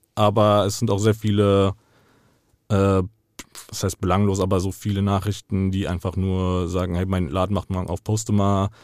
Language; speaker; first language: German; native; German